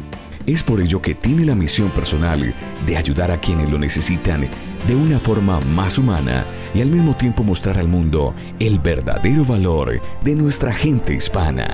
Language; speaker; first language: Spanish; native; Spanish